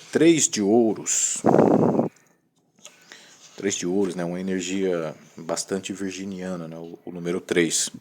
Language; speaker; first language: Portuguese; native; Portuguese